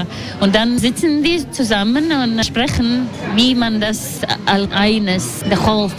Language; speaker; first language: German; non-native, learner; Latvian